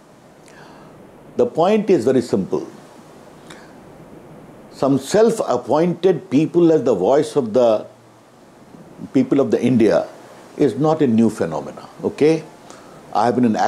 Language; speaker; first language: English; non-native, local second language; Hindi